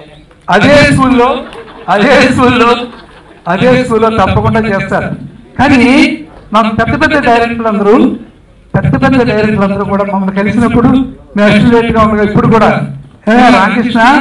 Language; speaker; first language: Telugu; native; Telugu